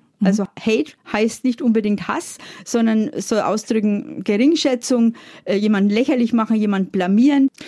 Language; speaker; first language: German; native; German